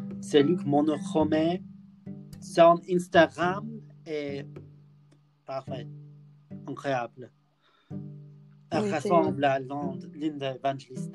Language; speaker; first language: French; non-native, learner; English